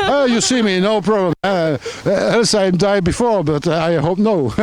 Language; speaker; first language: English; non-native, fluent; French